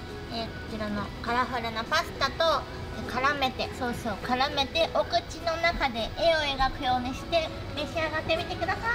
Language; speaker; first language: Japanese; native; Japanese